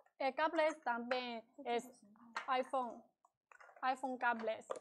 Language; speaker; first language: Spanish; non-native, learner; Chinese